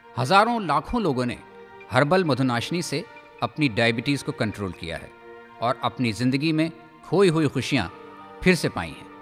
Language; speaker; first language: Hindi; native; Hindi